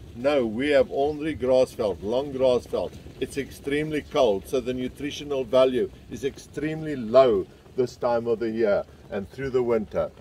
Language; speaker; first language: English; non-native, local second language; Afrikaans